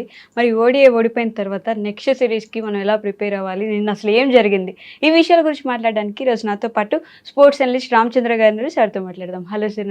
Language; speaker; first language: Telugu; native; Telugu